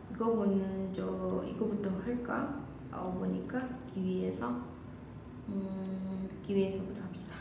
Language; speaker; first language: Korean; non-native, fluent; Indonesian